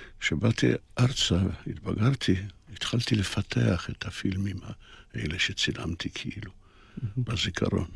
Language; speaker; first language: Hebrew; early bilingual, other home language; Polish